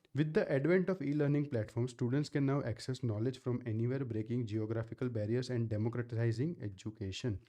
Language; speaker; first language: English; non-native, local second language; Gujarati